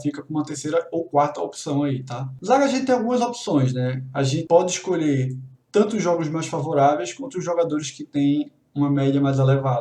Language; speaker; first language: Portuguese; native; Portuguese